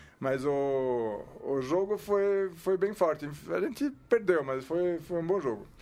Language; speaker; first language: Portuguese; non-native, fluent; German